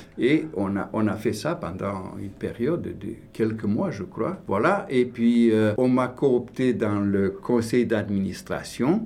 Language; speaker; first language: French; non-native, fluent; Romanian